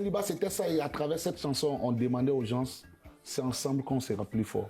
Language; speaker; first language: French; non-native, local second language; Bambara